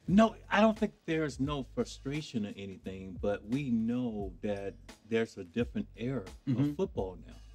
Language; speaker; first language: English; native; English